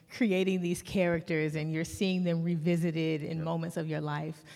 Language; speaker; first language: English; early bilingual, other home language; Yoruba